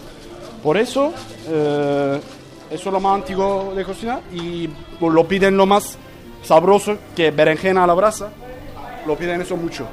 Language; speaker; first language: Spanish; non-native, fluent; Turkish